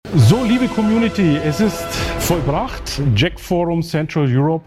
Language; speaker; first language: German; native; German